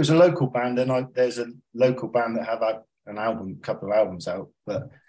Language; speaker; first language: English; native; English